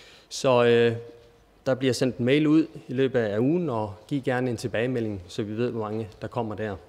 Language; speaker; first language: Danish; native; Danish